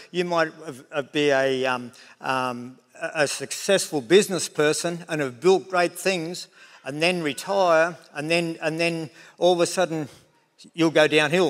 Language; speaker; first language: English; native; English